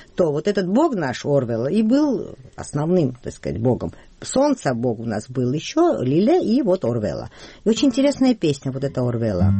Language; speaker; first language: Russian; non-native, local second language; Georgian